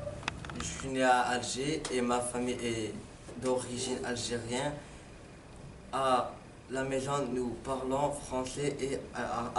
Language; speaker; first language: French; early bilingual, other home language; Arabic